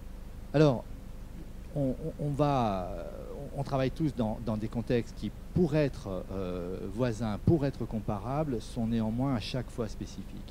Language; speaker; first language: French; native; French